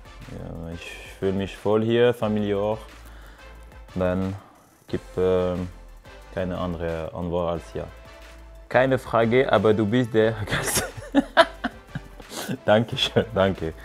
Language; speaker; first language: German; non-native, learner; French